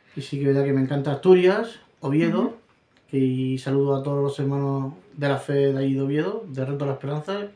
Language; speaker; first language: Spanish; native; Spanish